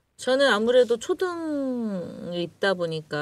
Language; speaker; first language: Korean; native; Korean